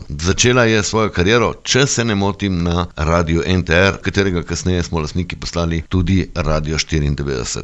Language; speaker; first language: Slovenian; native; Slovenian